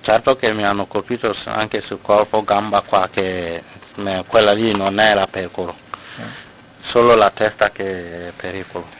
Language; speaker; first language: Italian; non-native, learner; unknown